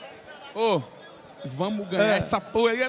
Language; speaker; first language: Portuguese; native; Portuguese